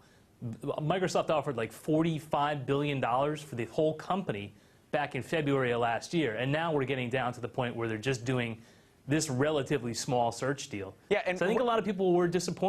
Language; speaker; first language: English; native; English